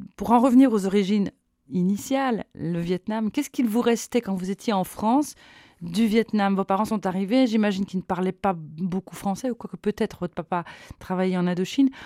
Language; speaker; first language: French; native; French